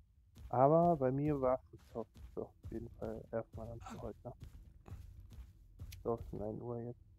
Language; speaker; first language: German; native; German